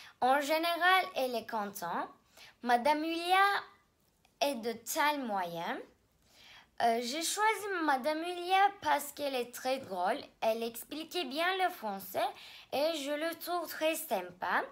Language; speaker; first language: French; non-native, learner; Turkish